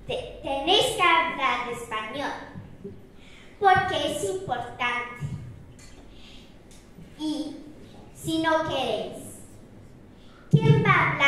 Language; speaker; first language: Spanish; non-native, learner; Arabic